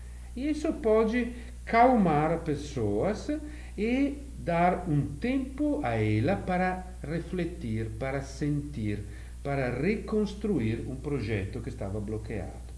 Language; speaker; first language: Portuguese; non-native, fluent; Italian